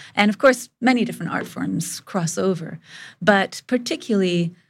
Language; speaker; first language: English; early bilingual, other home language; Bangla